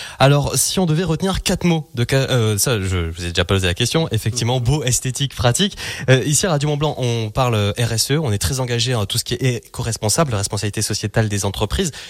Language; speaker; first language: French; native; French